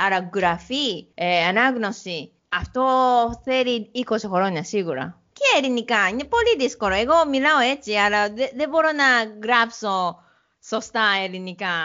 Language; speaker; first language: Greek; non-native, learner; Japanese